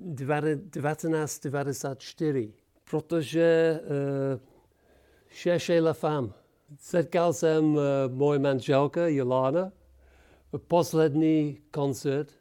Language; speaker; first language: Czech; non-native, learner; English